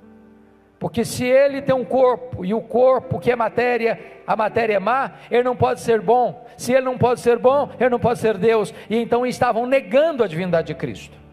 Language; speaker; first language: Portuguese; native; Portuguese